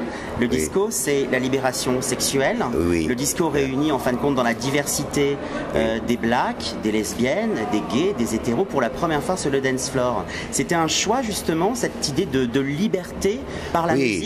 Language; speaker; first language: French; native; French